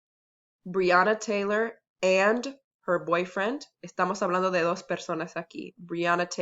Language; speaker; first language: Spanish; early bilingual, heritage; Spanish